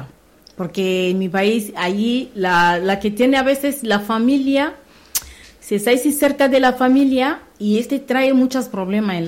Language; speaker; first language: Spanish; non-native, learner; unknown